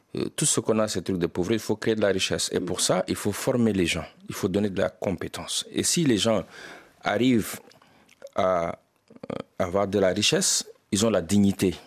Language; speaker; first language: French; non-native, local second language; Wolof